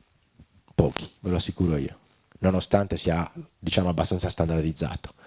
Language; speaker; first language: Italian; native; Italian